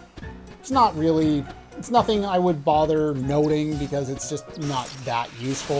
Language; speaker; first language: English; native; English